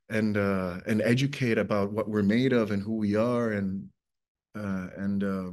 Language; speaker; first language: English; non-native, fluent; Spanish